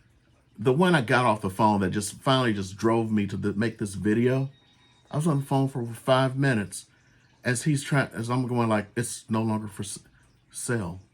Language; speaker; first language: English; native; English